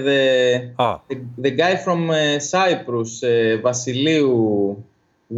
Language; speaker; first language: English; non-native, fluent; Greek